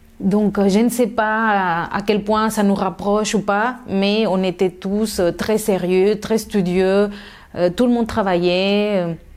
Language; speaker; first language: French; non-native, fluent; Spanish